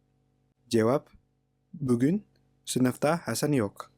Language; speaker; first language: Turkish; non-native, fluent; Indonesian